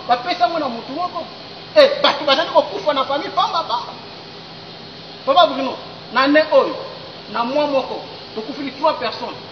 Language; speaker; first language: Lingala; non-native, local second language; Kongo